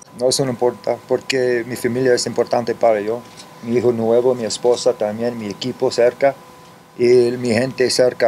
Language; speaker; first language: Spanish; early bilingual, heritage; English